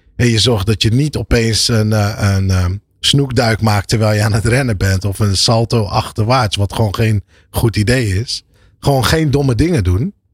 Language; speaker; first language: Dutch; early bilingual, other home language; Arabic